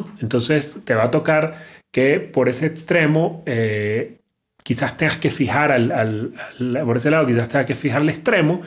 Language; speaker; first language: Spanish; native; Spanish